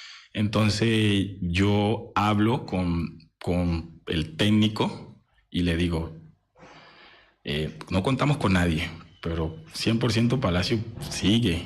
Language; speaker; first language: Spanish; native; Spanish